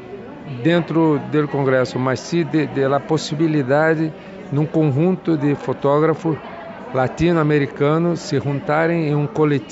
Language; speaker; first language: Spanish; non-native, fluent; Portuguese